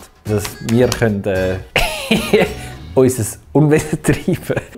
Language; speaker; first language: German; native; German